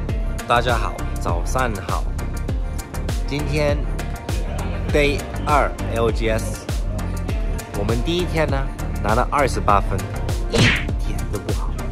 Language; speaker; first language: Chinese; early bilingual, heritage; English